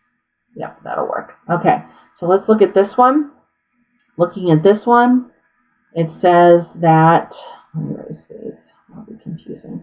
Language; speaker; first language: English; native; English